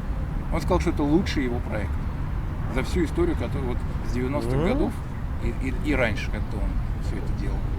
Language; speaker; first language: Russian; native; Russian